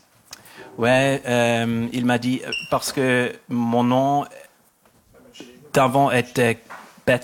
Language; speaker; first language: French; non-native, local second language; German